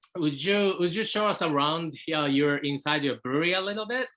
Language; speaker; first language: English; non-native, fluent; Japanese